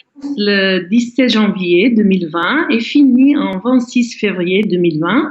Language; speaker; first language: French; non-native, fluent; Croatian